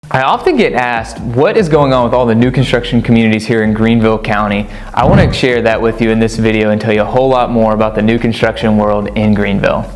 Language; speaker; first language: English; native; English